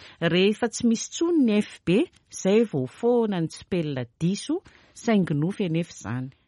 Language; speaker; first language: Malagasy; native; Malagasy